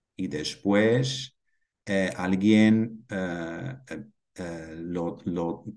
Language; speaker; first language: Spanish; non-native, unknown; Dutch